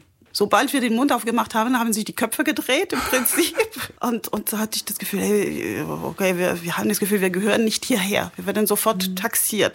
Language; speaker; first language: German; non-native, fluent; French